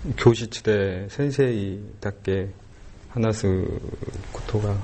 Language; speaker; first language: Japanese; non-native, learner; Korean